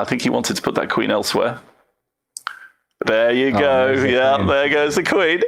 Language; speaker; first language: English; native; English